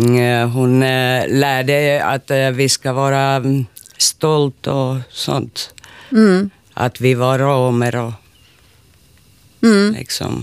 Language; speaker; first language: Swedish; non-native, local second language; Finnish